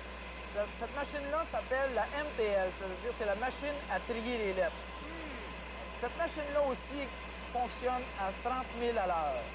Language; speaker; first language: French; native; French